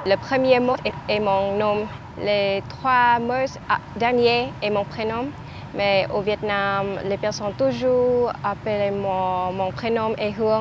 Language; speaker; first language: French; non-native, learner; Vietnamese